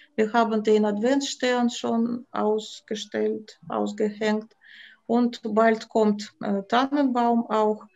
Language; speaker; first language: German; non-native, fluent; Russian